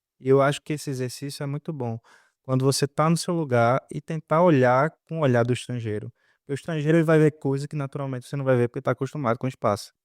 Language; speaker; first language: Portuguese; native; Portuguese